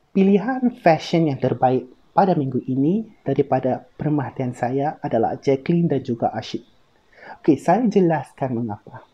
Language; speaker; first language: Malay; native; Malay